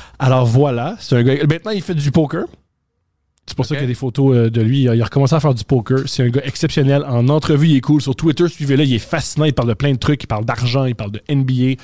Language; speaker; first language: French; native; French